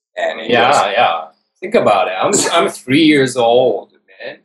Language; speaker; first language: English; non-native, learner; Japanese